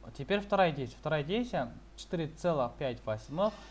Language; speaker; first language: Russian; non-native, local second language; Kazakh